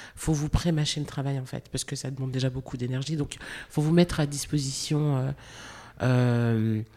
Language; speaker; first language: French; native; French